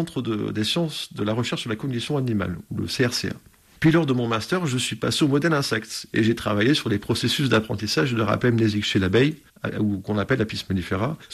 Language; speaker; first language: French; native; French